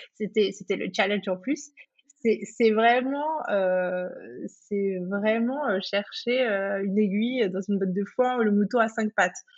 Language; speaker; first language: French; native; French